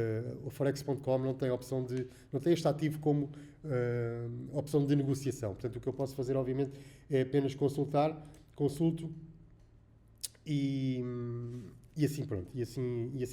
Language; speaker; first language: Portuguese; native; Portuguese